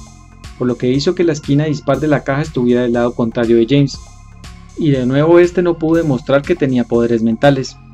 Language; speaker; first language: Spanish; native; Spanish